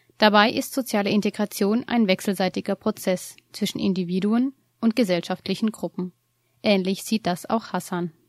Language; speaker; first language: German; native; German